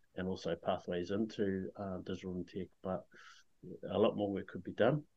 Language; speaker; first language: English; native; English